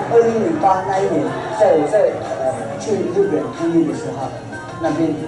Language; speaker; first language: Chinese; non-native, fluent; Tibetan